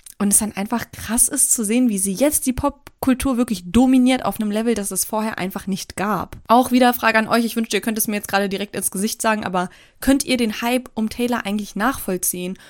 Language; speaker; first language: German; early bilingual, other home language; Turkish